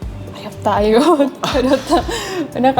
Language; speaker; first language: Korean; non-native, learner; Spanish